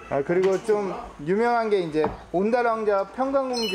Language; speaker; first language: Korean; native; Korean